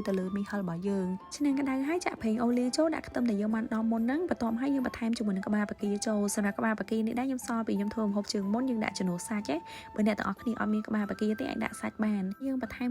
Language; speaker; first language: Khmer; native; Khmer